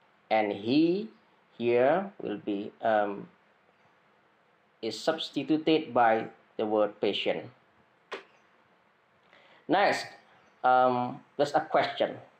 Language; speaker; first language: English; non-native, fluent; Indonesian